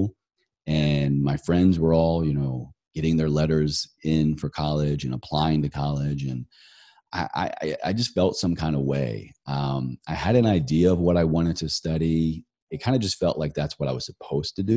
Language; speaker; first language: English; native; English